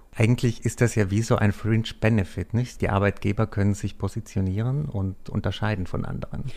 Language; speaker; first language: German; native; German